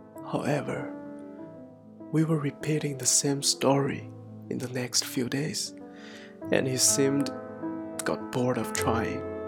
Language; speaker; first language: English; non-native, fluent; Chinese